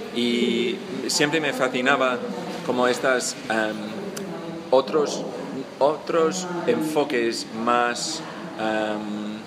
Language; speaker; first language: Spanish; non-native, fluent; English